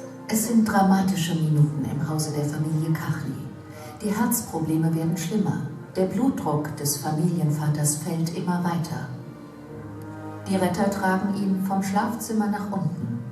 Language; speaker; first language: German; native; German